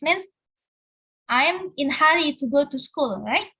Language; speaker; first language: English; non-native, fluent; Indonesian